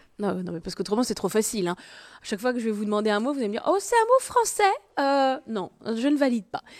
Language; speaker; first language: French; native; French